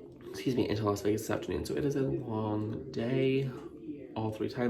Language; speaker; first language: English; native; English